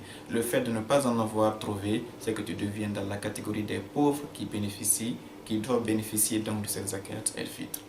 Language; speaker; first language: French; non-native, local second language; Fula